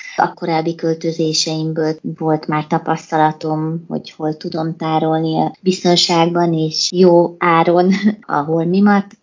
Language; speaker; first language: Hungarian; native; Hungarian